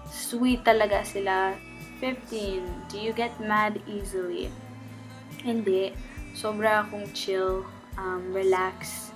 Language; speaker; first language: Filipino; early bilingual, heritage; Filipino